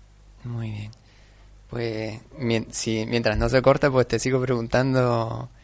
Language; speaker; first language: Spanish; native; Spanish